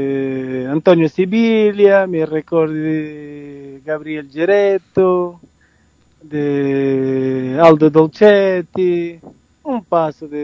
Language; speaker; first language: Italian; non-native, learner; Portuguese